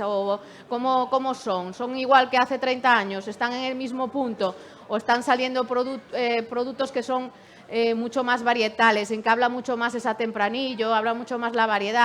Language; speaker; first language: Spanish; native; Spanish